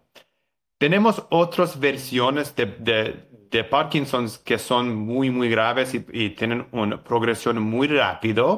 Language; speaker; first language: Spanish; non-native, fluent; English